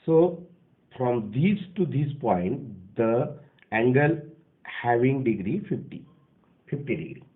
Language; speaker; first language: English; non-native, local second language; Marathi